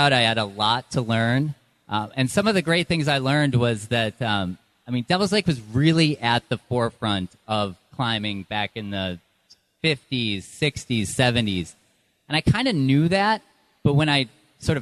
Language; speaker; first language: English; native; English